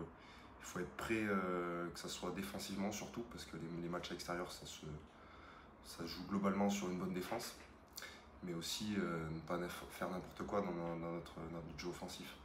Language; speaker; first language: French; native; French